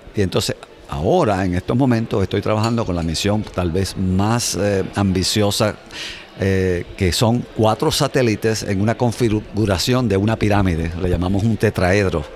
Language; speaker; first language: Spanish; native; Spanish